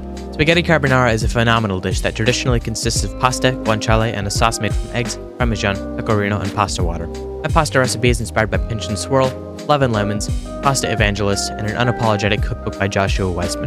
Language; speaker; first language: English; native; English